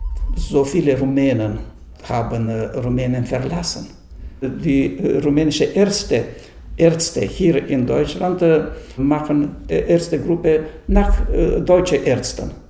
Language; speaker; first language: German; non-native, fluent; Romanian